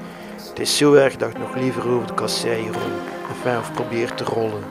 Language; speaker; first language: Dutch; native; Dutch